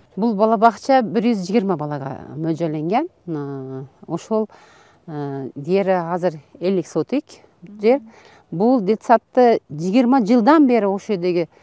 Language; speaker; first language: Kyrgyz; non-native, local second language; Uzbek